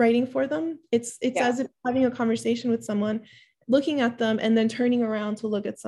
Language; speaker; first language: English; early bilingual, other home language; Spanish